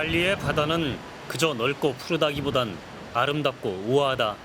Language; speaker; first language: Korean; native; Korean